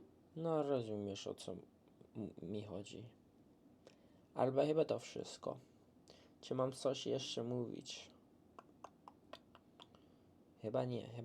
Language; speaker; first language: Polish; early bilingual, heritage; English